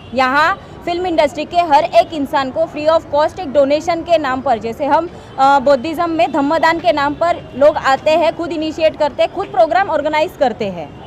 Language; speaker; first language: Hindi; non-native, local second language; Marathi